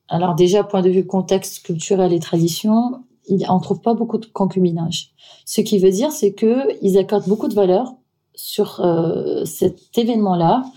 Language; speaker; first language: French; non-native, fluent; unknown